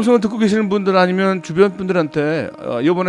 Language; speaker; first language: Korean; native; Korean